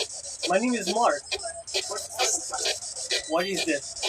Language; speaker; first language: English; non-native, local second language; French